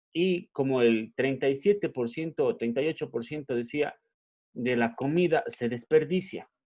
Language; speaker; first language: Spanish; native; Spanish